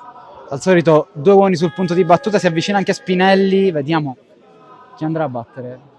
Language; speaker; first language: Italian; native; Italian